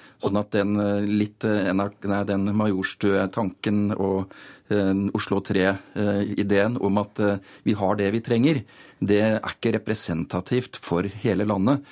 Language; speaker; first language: Norwegian; native; Norwegian